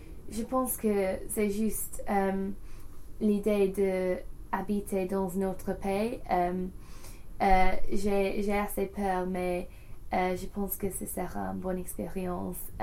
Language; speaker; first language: French; non-native, learner; English